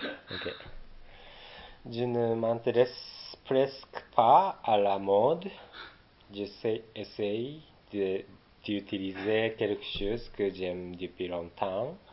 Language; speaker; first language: French; non-native, learner; Japanese